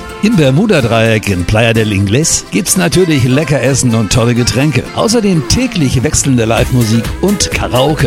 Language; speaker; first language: German; native; German